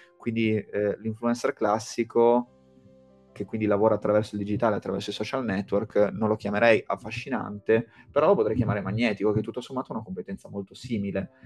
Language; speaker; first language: Italian; native; Italian